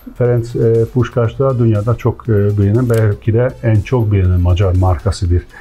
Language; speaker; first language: Turkish; non-native, fluent; Hungarian